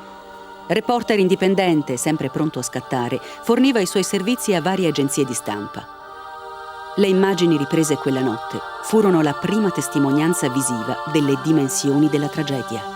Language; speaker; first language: Italian; native; Italian